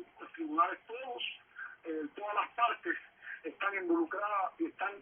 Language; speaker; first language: Spanish; native; Spanish